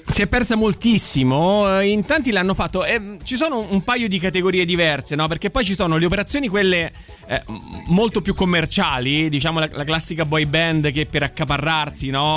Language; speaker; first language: Italian; native; Italian